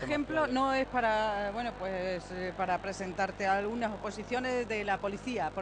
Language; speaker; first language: Spanish; native; Spanish